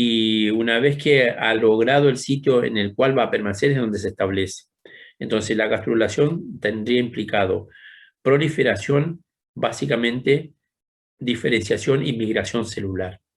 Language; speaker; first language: Spanish; native; Spanish